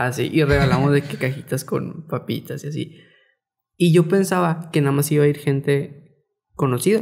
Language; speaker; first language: Spanish; native; Spanish